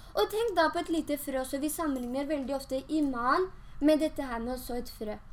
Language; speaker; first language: Norwegian; early bilingual, other home language; Urdu